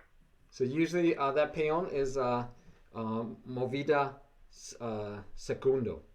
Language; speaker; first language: Spanish; non-native, learner; English